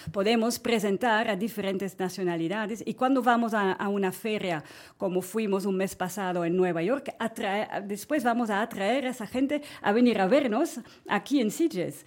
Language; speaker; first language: Spanish; non-native, fluent; French